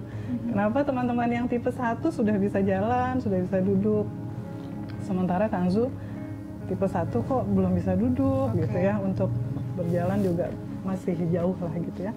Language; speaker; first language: Indonesian; native; Indonesian